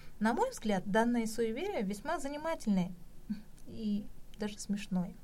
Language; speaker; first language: Russian; non-native, local second language; Kazakh